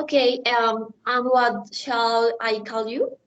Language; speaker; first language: English; non-native, learner; Spanish